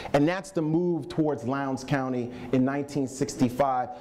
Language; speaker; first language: English; native; English